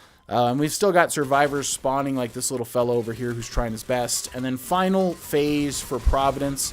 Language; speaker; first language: English; native; English